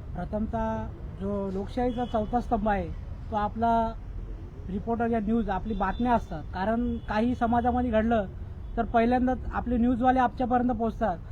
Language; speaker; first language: Marathi; non-native, local second language; Lambadi